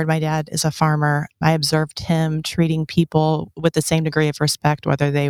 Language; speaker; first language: English; native; English